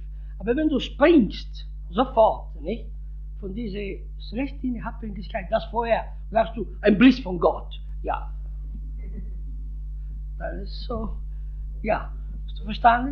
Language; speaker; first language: German; non-native, fluent; Italian